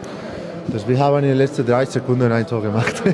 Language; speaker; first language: German; non-native, learner; Spanish